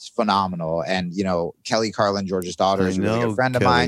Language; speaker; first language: English; native; English